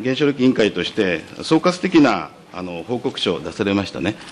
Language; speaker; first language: Japanese; native; Japanese